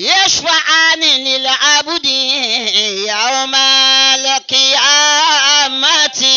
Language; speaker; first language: Arabic; non-native, fluent; Yoruba